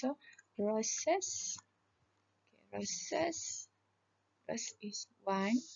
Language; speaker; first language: English; non-native, local second language; Malay